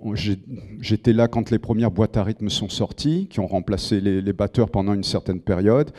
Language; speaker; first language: French; native; French